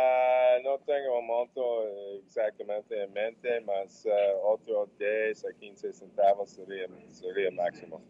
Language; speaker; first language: Portuguese; non-native, fluent; English